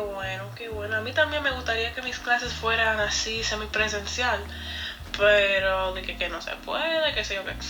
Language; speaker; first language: Spanish; non-native, fluent; English